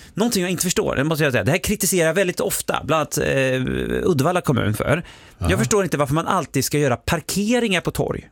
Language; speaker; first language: Swedish; native; Swedish